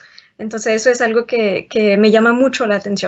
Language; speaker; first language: Spanish; non-native, fluent; French